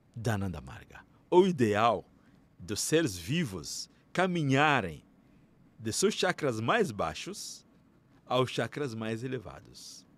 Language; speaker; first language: Portuguese; non-native, fluent; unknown